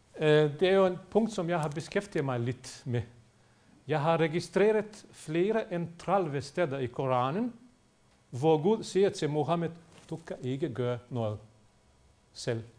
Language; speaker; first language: Danish; non-native, fluent; Bosnian